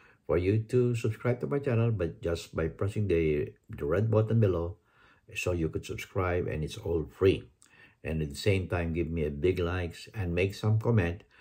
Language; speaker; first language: English; non-native, local second language; Filipino